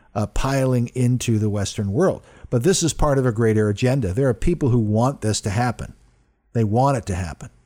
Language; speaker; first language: English; early bilingual, other home language; Italian